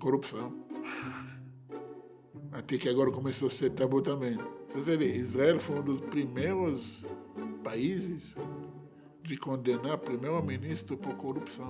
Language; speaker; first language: Portuguese; non-native, fluent; Hebrew